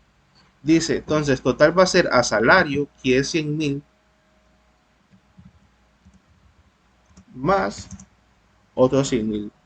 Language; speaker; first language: Spanish; native; Spanish